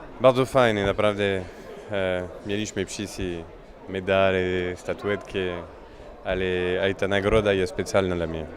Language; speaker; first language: Polish; non-native, learner; French